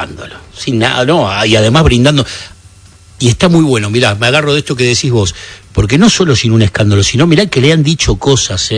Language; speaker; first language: Spanish; native; Spanish